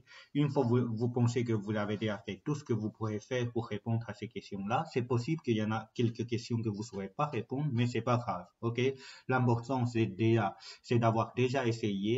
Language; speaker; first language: French; non-native, fluent; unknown